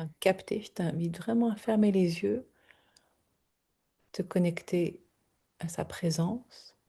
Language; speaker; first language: French; native; French